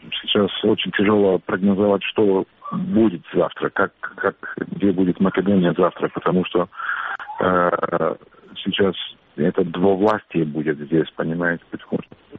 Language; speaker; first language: Russian; non-native, learner; Macedonian